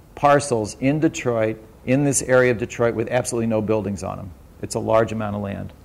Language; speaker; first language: English; native; English